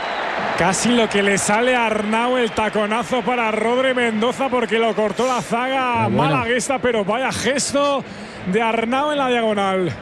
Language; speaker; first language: Spanish; native; Spanish